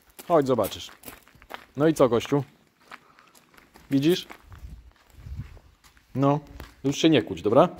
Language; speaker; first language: Polish; native; Polish